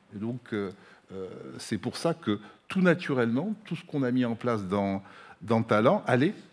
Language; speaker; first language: French; non-native, local second language; Arabic